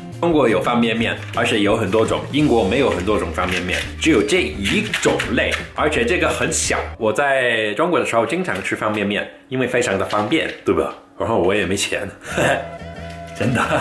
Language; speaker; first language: Chinese; non-native, fluent; English